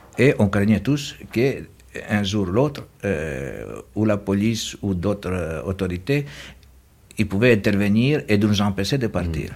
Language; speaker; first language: French; non-native, fluent; Greek